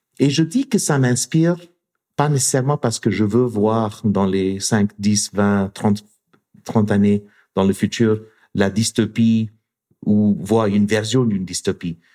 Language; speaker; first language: French; non-native, fluent; English